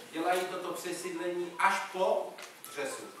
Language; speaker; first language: Russian; non-native, learner; Czech